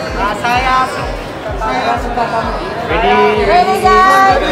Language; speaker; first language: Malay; non-native, learner; Filipino